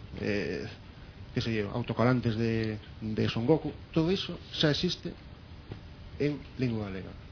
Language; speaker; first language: Galician; non-native, local second language; Spanish